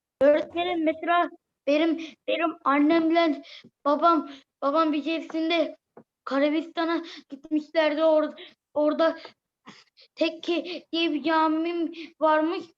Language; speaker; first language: Turkish; early bilingual, heritage; Turkish